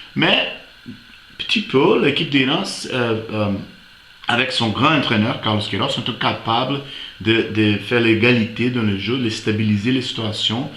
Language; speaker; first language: French; non-native, fluent; Portuguese